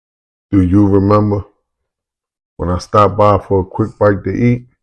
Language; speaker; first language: English; native; English